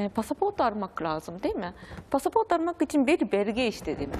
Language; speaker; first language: Turkish; non-native, fluent; Japanese